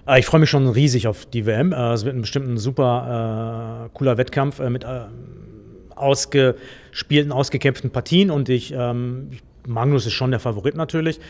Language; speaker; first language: German; native; German